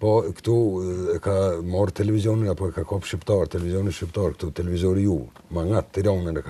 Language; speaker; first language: Albanian; native; Albanian